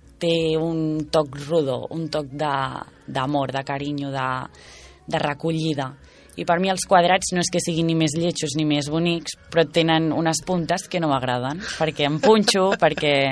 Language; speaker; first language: Catalan; native; Catalan